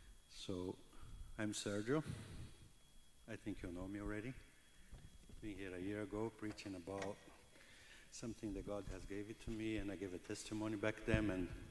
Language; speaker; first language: English; non-native, fluent; Portuguese